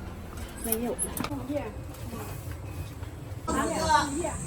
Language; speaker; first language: Chinese; native; Chinese